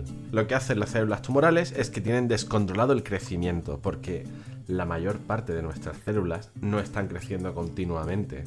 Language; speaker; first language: Spanish; native; Spanish